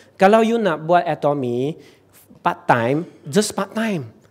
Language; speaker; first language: English; non-native, local second language; Chinese